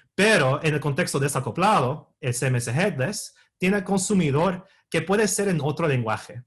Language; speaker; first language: Spanish; non-native, fluent; English